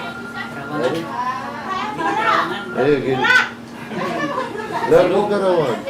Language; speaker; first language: Arabic; non-native, learner; Turkish